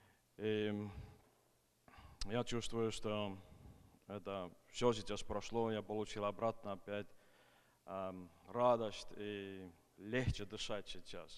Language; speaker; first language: Russian; non-native, fluent; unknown